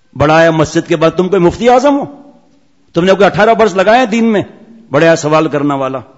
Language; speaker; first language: Urdu; non-native, local second language; Memoni